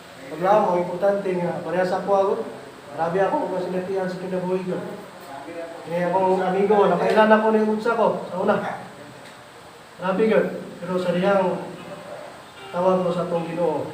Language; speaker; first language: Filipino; non-native, local second language; Cebuano